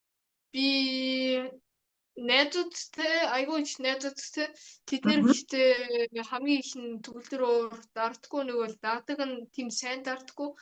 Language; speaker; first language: Mongolian; early bilingual, heritage; Mongolian